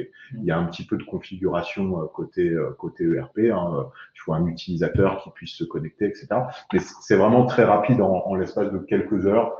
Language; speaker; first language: French; native; French